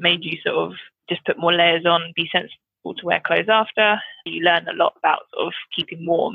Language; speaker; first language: English; native; English